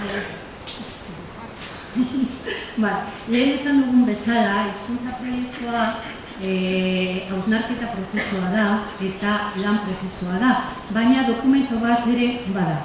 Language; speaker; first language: Basque; native; Basque